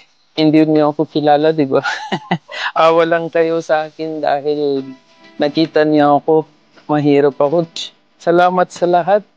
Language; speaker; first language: Filipino; non-native, learner; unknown